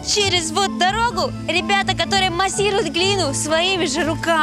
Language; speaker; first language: Russian; native; Russian